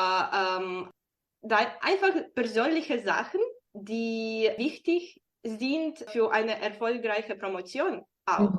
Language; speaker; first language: German; non-native, fluent; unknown